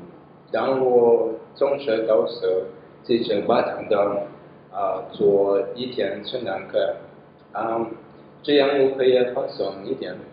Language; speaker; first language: Chinese; non-native, learner; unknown